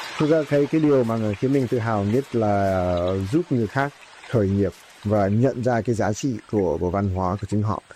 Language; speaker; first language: Vietnamese; non-native, fluent; English